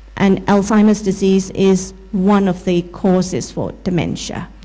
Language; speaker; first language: English; non-native, fluent; Burmese